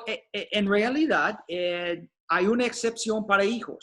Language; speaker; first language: Spanish; non-native, fluent; English